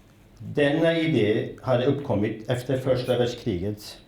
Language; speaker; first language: Swedish; non-native, fluent; Kurdish